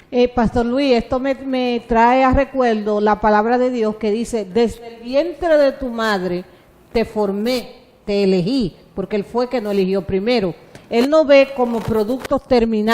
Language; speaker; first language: Spanish; native; Spanish